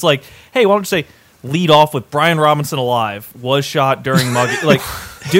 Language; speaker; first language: English; native; English